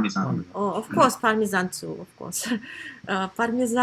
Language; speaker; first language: English; non-native, learner; Russian